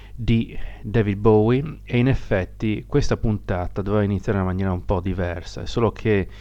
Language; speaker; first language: Italian; native; Italian